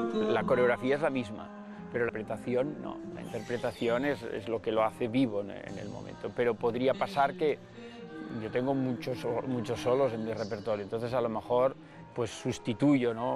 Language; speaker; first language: Spanish; non-native, local second language; Catalan